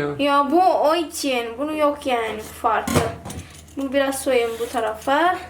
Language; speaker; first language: Turkish; non-native, learner; Indonesian